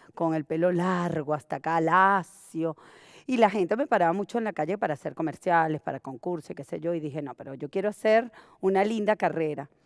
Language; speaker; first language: Spanish; native; Spanish